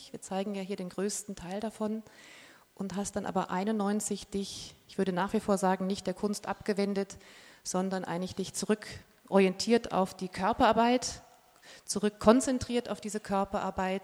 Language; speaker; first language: German; native; German